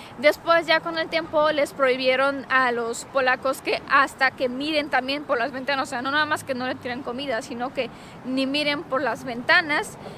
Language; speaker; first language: Spanish; non-native, fluent; Romanian